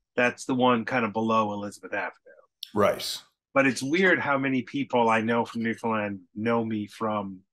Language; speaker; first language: English; native; English